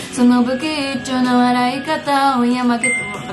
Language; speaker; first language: Japanese; non-native, fluent; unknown